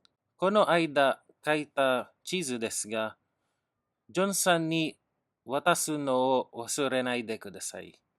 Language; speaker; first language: Japanese; non-native, learner; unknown